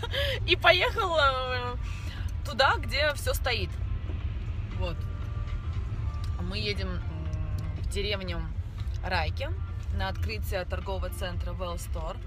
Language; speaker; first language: Russian; native; Russian